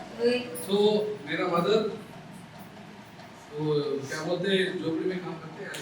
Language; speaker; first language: Hindi; non-native, local second language; Kannada